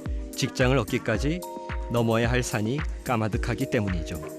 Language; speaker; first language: Korean; native; Korean